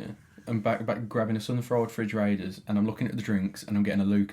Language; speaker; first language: English; native; English